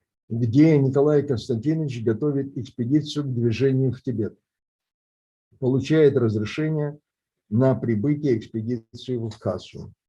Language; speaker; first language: Russian; native; Russian